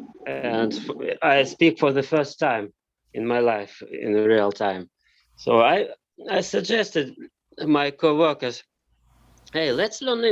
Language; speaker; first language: English; non-native, learner; Russian